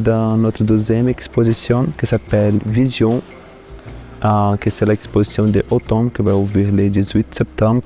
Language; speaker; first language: French; non-native, fluent; Portuguese